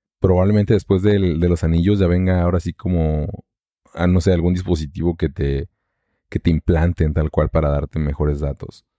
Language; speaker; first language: Spanish; native; Spanish